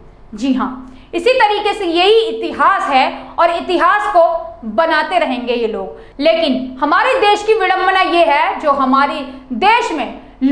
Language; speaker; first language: Hindi; native; Hindi